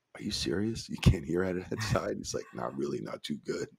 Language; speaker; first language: English; native; English